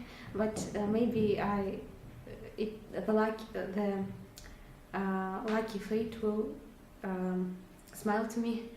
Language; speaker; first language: English; non-native, learner; Russian